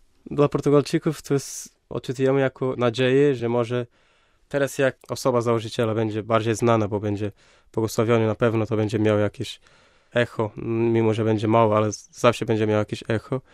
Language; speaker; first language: Polish; non-native, fluent; Portuguese